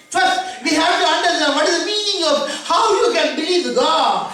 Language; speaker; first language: English; non-native, local second language; Tamil